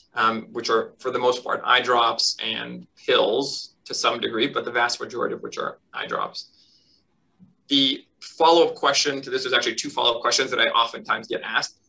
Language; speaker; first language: English; native; English